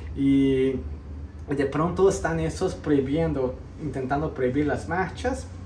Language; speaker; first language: Spanish; early bilingual, heritage; Spanish